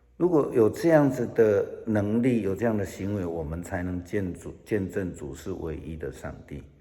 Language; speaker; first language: Chinese; native; Chinese